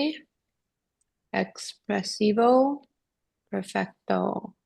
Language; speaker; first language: Spanish; non-native, learner; English